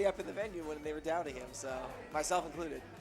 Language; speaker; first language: English; native; English